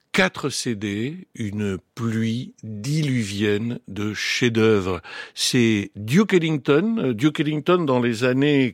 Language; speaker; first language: French; native; French